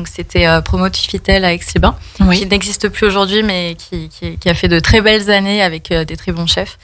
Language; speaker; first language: French; native; French